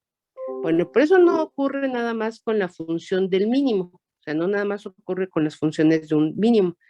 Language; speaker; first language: Spanish; native; Spanish